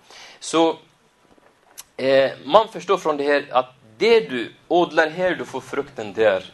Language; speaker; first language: Swedish; non-native, fluent; Arabic